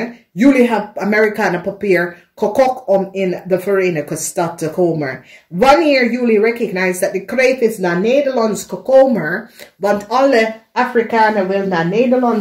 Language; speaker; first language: Dutch; non-native, fluent; English